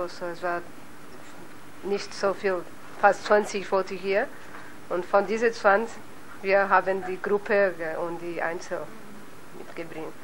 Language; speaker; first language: German; non-native, learner; Portuguese